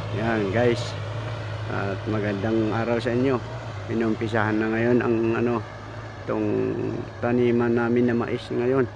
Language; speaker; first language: Filipino; native; Filipino